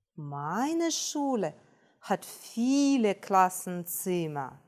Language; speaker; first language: German; non-native, fluent; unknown